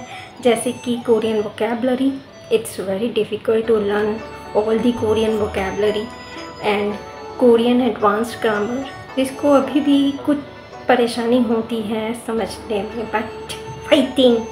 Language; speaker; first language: Hindi; native; Hindi